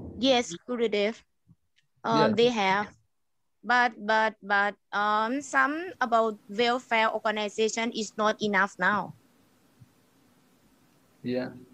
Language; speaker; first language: English; non-native, learner; Thai